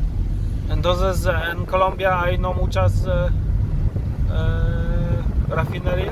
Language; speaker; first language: Spanish; non-native, learner; Polish